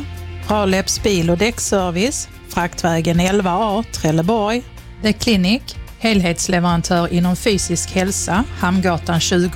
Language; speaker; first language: Swedish; native; Swedish